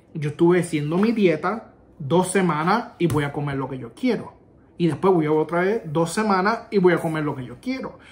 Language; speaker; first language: Spanish; native; Spanish